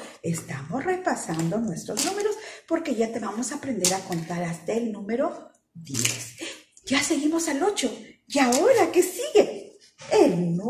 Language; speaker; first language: Spanish; native; Spanish